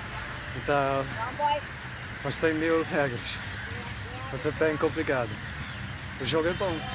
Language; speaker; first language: Portuguese; non-native, learner; English